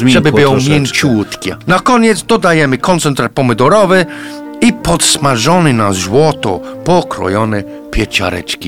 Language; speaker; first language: Polish; non-native, fluent; English